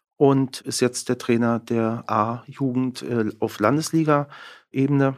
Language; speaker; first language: German; native; German